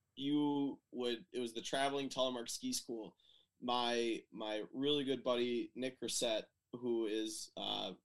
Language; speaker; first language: English; native; English